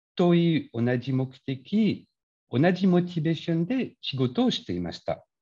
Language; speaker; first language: Japanese; non-native, learner; French